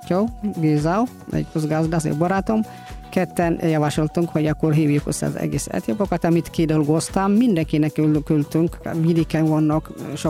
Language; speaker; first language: Hungarian; non-native, fluent; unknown